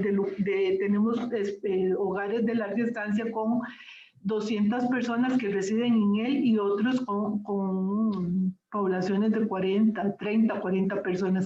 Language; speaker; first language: Spanish; native; Spanish